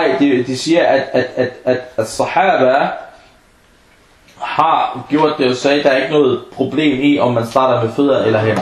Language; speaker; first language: Danish; non-native, fluent; Arabic